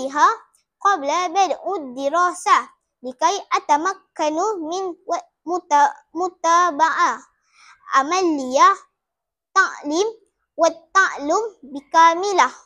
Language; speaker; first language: Arabic; non-native, learner; Malay